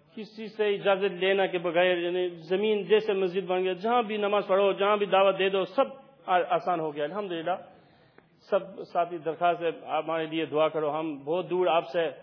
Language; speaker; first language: Urdu; non-native, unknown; Albanian